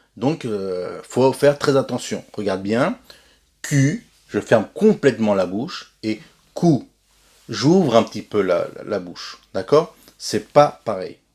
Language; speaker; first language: French; native; French